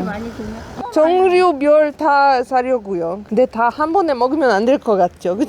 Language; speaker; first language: Korean; non-native, learner; Polish